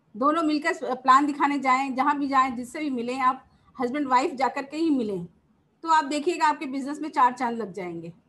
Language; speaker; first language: Hindi; native; Hindi